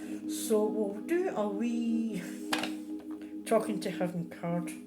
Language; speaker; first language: English; native; English